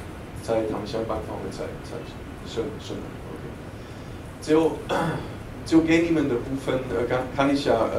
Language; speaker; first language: Chinese; non-native, fluent; German